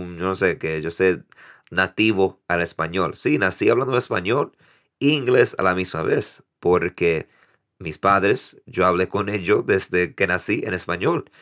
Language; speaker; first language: Spanish; early bilingual, heritage; Spanish